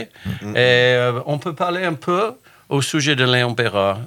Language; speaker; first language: French; non-native, fluent; English